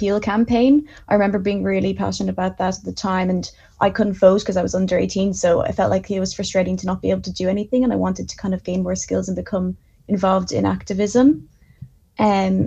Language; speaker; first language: English; native; English